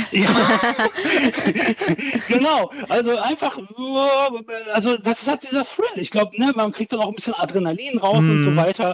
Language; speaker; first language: German; early bilingual, other home language; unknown